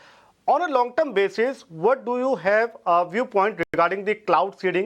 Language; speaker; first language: Hindi; native; Hindi